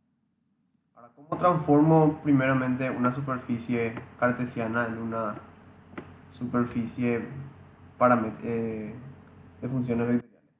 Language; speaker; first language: Spanish; native; Spanish